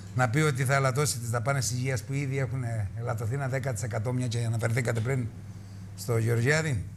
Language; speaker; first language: Greek; native; Greek